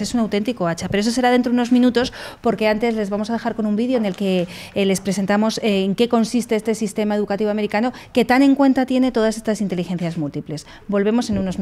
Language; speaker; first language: Spanish; native; Spanish